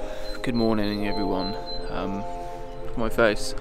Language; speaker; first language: English; native; English